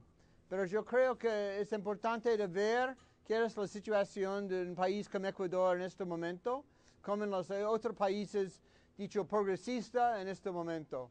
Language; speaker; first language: Spanish; non-native, fluent; English